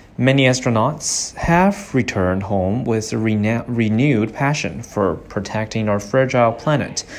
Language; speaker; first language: English; non-native, fluent; Chinese